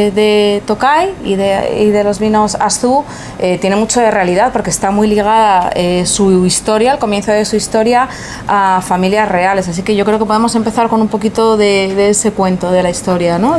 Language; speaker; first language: Spanish; native; Spanish